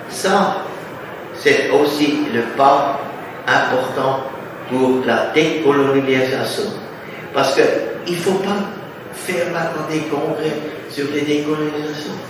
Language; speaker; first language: French; non-native, fluent; German